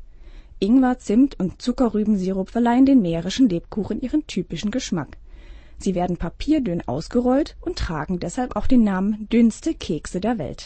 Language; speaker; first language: German; native; German